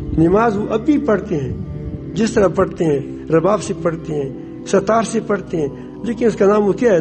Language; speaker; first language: Urdu; non-native, local second language; Pashto